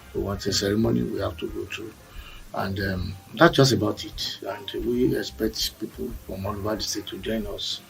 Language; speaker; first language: English; non-native, local second language; Yoruba